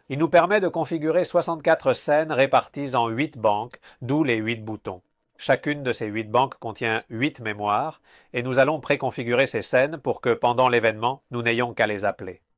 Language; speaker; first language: French; non-native, fluent; Spanish